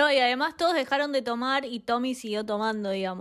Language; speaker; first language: Spanish; native; Spanish